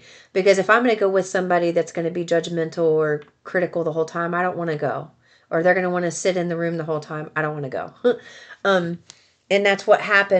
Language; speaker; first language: English; native; English